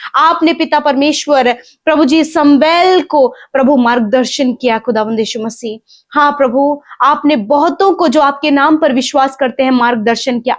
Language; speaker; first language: Hindi; native; Hindi